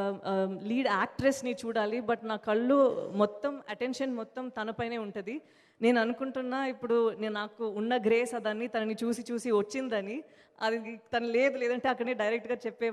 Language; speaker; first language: Telugu; non-native, local second language; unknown